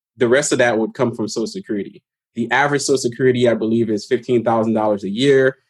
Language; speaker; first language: English; early bilingual, other home language; Haitian Creole